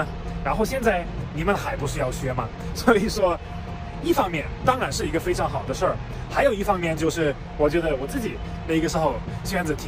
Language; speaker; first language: Chinese; non-native, fluent; German